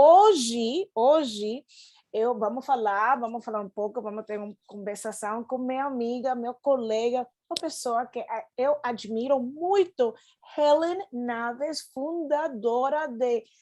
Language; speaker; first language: Portuguese; non-native, fluent; Spanish